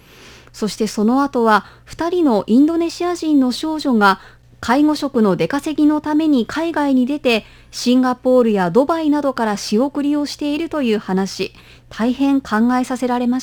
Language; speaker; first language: Japanese; native; Japanese